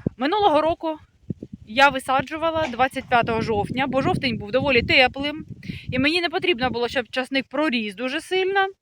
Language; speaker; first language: Ukrainian; non-native, local second language; Russian